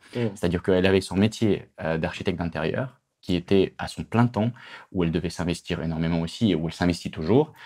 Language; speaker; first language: French; non-native, fluent; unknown